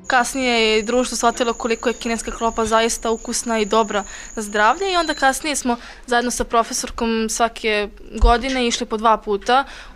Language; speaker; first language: Serbian; native; Serbian